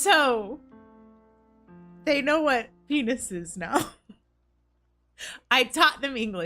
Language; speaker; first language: English; native; English